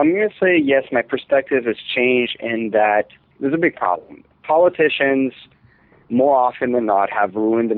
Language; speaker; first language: English; non-native, fluent; French